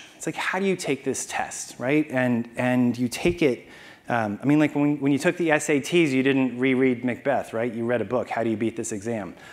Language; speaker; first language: English; native; English